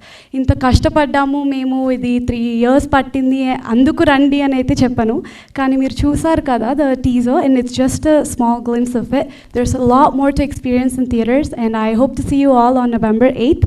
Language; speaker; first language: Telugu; early bilingual, heritage; Telugu